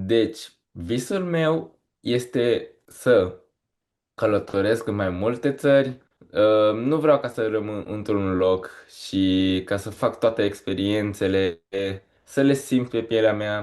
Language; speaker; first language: Romanian; early bilingual, heritage; Romanian